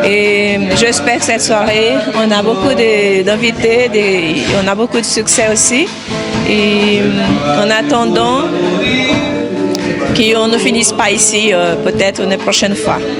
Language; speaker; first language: French; non-native, fluent; Portuguese